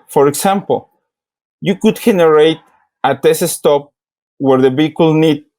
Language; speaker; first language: English; non-native, learner; Spanish